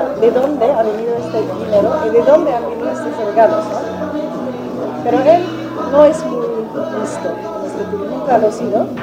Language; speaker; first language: Spanish; non-native, fluent; German